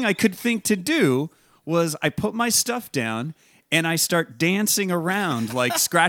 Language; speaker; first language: English; native; English